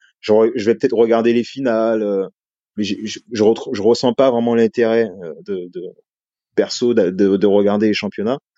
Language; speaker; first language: French; native; French